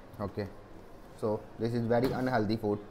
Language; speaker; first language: English; non-native, learner; Hindi